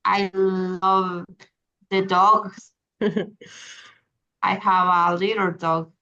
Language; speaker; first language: English; non-native, learner; Spanish